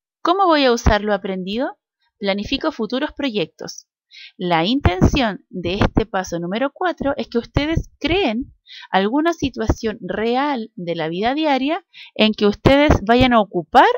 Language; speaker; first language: Spanish; native; Spanish